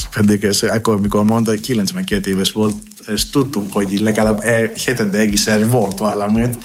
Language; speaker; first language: Hungarian; non-native, learner; Greek